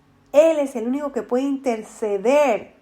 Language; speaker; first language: Spanish; native; Spanish